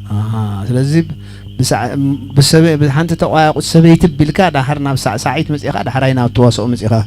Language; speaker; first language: Tigrinya; native; Tigrinya